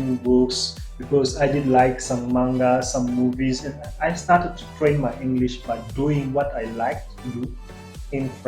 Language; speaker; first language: English; non-native, fluent; French